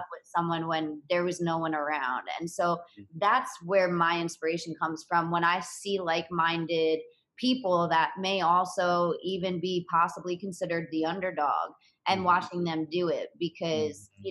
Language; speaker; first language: English; native; English